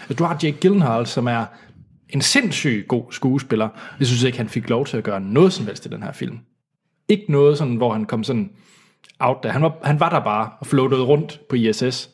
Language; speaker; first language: Danish; native; Danish